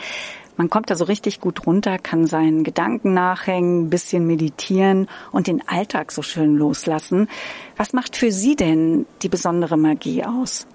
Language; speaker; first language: German; native; German